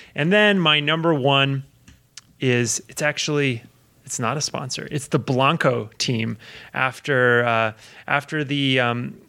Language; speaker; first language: English; native; English